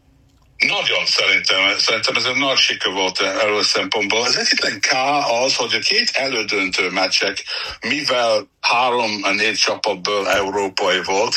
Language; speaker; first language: Hungarian; non-native, fluent; English